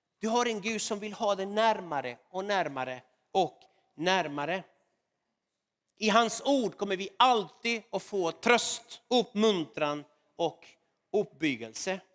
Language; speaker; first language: Swedish; non-native, fluent; Spanish